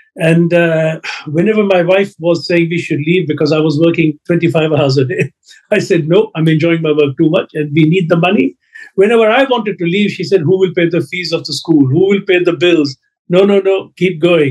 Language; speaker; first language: English; non-native, local second language; Sindhi